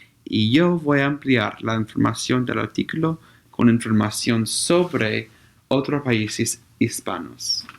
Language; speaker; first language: Spanish; non-native, learner; English